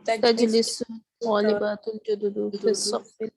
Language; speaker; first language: Arabic; non-native, learner; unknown